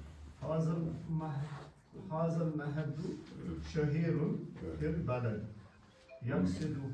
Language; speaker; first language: Arabic; non-native, learner; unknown